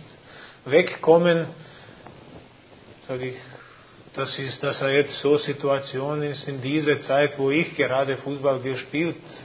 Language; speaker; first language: German; non-native, fluent; Croatian